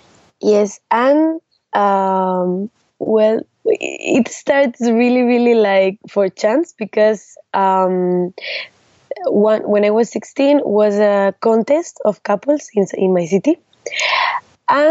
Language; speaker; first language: English; non-native, fluent; Spanish